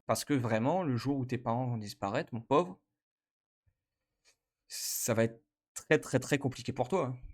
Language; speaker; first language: French; native; French